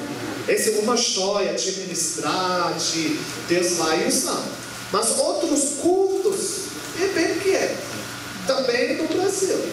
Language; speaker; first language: Portuguese; non-native, learner; German